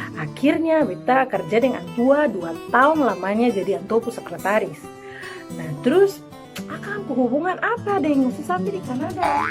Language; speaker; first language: Indonesian; native; Indonesian